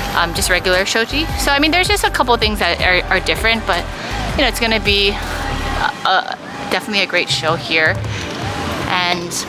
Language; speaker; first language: English; native; English